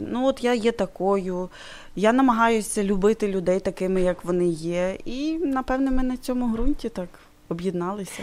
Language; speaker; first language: Ukrainian; native; Ukrainian